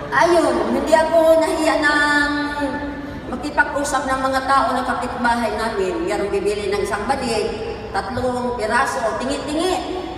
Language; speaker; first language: Filipino; non-native, local second language; Cebuano